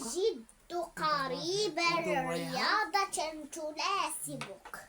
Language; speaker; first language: Arabic; native; Arabic